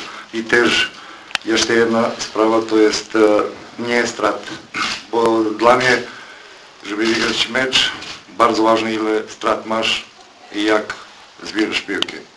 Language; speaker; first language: Polish; non-native, learner; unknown